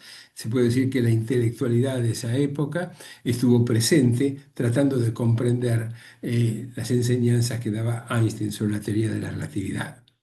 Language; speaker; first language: Spanish; native; Spanish